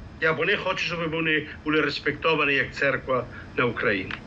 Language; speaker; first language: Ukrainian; non-native, fluent; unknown